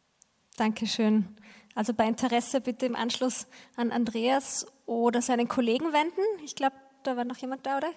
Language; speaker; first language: German; native; German